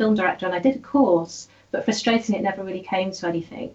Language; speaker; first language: English; native; English